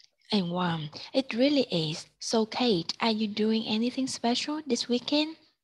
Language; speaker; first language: English; non-native, fluent; Vietnamese